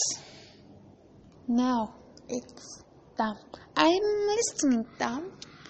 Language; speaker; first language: English; non-native, learner; Turkish